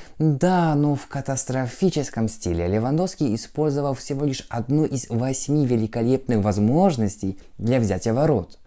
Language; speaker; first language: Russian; non-native, fluent; Polish